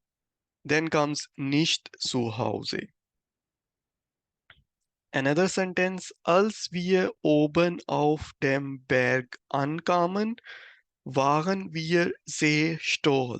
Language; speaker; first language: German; non-native, fluent; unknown